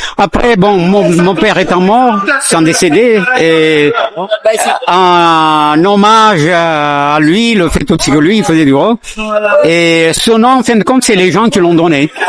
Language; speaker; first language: French; non-native, fluent; Kabuverdianu